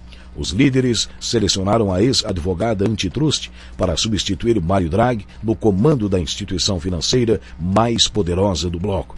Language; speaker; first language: Portuguese; native; Portuguese